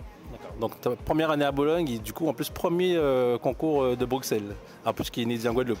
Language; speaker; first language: French; native; French